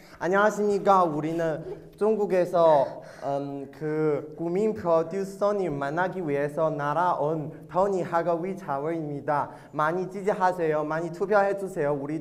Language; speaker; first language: Korean; non-native, learner; Chinese